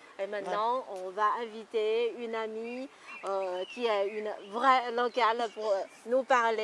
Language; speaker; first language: French; non-native, fluent; Chinese